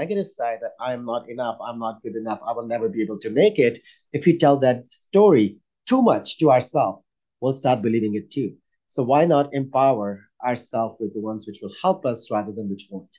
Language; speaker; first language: English; non-native, local second language; Urdu